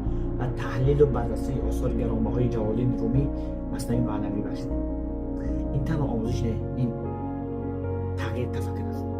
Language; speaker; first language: Persian; non-native, local second language; Tajik